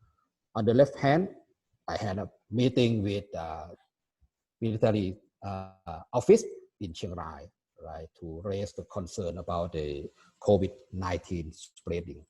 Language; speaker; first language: English; non-native, fluent; Thai